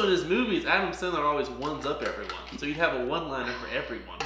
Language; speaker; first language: English; native; English